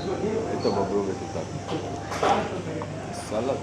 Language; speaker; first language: Russian; non-native, learner; Arabic